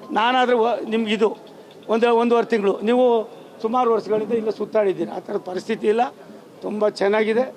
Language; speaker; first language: Kannada; native; Kannada